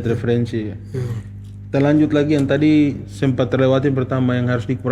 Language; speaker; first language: Malay; native; Malay